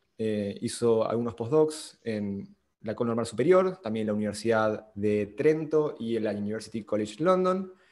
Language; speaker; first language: Spanish; native; Spanish